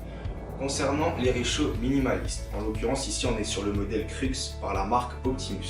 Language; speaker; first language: French; native; French